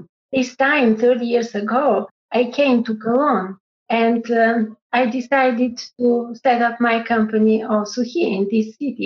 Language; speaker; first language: English; non-native, fluent; Bulgarian